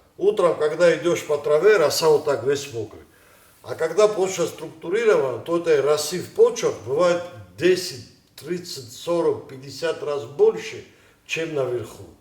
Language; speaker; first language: Russian; non-native, local second language; Ossetic